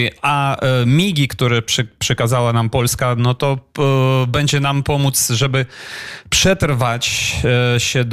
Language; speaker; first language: Polish; non-native, fluent; Ukrainian